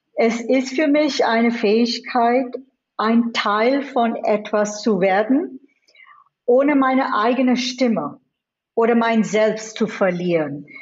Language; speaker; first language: German; non-native, fluent; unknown